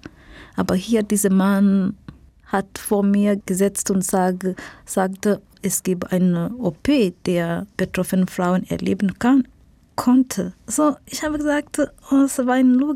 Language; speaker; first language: German; non-native, learner; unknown